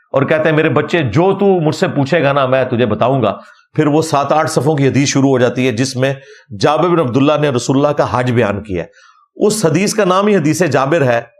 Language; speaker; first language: Urdu; non-native, local second language; Punjabi